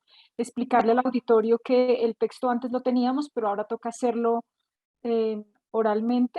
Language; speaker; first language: Spanish; native; Spanish